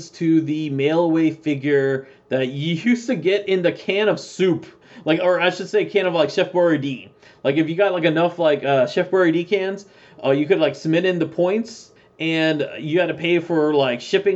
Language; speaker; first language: English; native; English